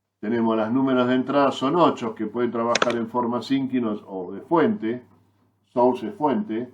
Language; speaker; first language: Spanish; native; Spanish